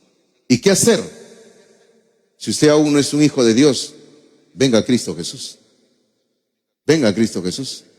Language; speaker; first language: Spanish; native; Spanish